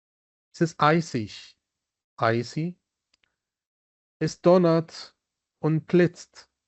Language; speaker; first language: German; non-native, fluent; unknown